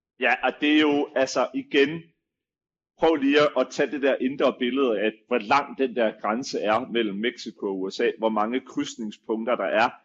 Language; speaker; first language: Danish; native; Danish